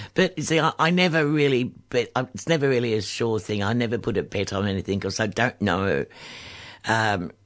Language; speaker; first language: English; native; English